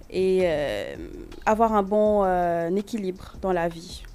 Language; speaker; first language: French; non-native, local second language; Wolof